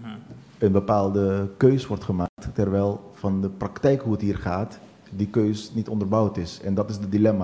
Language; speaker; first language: Dutch; non-native, local second language; Papiamento